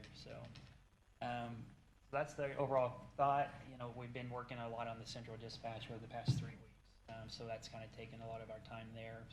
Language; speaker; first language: English; native; English